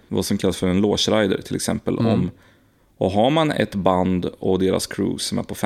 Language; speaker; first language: Swedish; native; Swedish